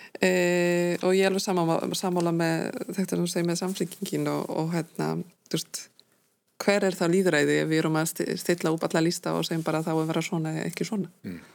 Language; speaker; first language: Icelandic; non-native, fluent; Polish